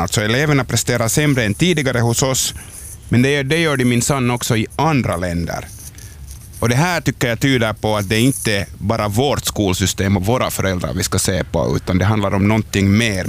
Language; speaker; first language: Swedish; native; Swedish